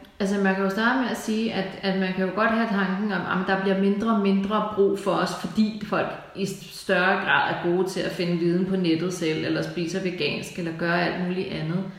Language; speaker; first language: Danish; native; Danish